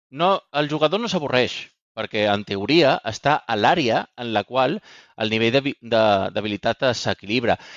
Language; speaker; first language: Catalan; native; Catalan